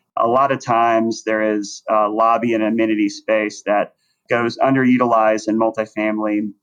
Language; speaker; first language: English; native; English